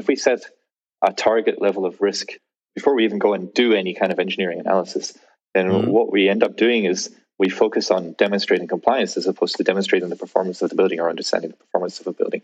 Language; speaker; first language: English; native; English